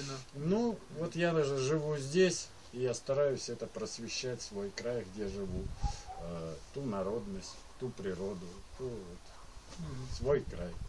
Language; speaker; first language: Russian; native; Russian